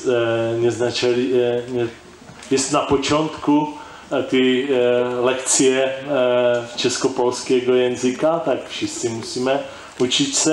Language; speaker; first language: Polish; non-native, learner; Czech